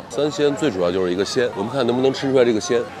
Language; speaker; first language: Chinese; native; Chinese